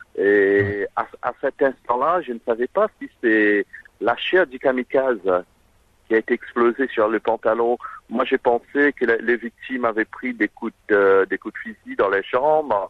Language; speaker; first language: French; non-native, local second language; Morisyen